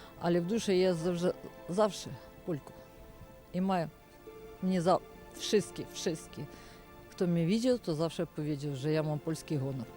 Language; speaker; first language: Ukrainian; non-native, local second language; Polish